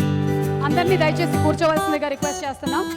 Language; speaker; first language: Telugu; native; Telugu